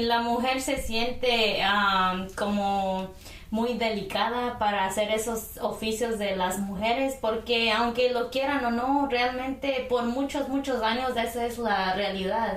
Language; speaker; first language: Spanish; early bilingual, heritage; Spanish